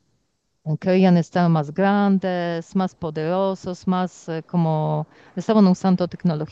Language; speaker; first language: Spanish; non-native, learner; Polish